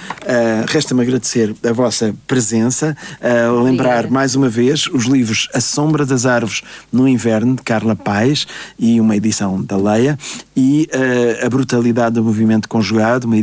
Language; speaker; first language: Portuguese; native; Portuguese